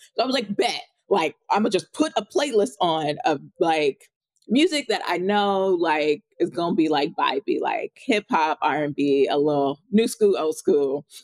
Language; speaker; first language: English; native; English